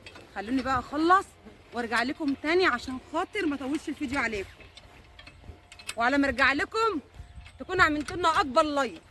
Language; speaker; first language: Arabic; native; Arabic